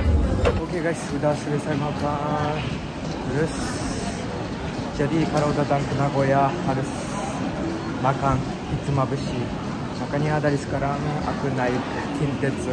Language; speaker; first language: Indonesian; non-native, fluent; Japanese